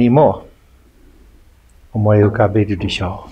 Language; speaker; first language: Japanese; non-native, fluent; English